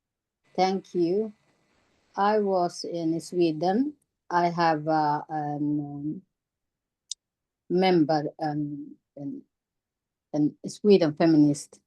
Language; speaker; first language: English; non-native, learner; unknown